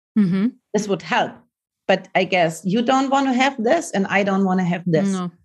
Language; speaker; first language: English; non-native, learner; German